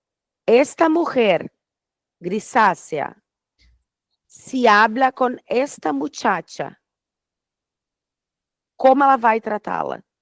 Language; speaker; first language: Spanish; non-native, fluent; Portuguese